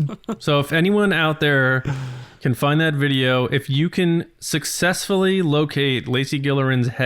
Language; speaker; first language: English; native; English